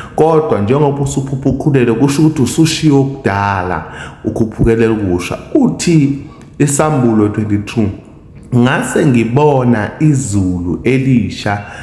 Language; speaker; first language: Zulu; native; Zulu